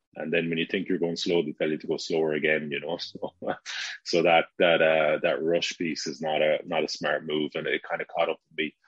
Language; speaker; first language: English; native; English